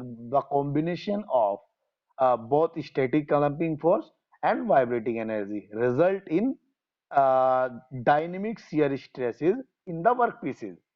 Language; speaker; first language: English; non-native, local second language; Hindi